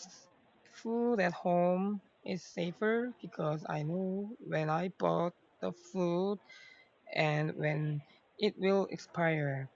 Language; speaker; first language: English; non-native, learner; Korean